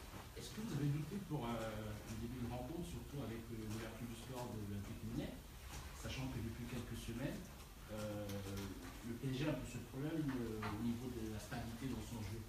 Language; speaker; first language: French; native; French